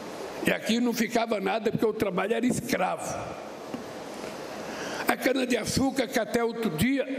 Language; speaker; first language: Portuguese; native; Portuguese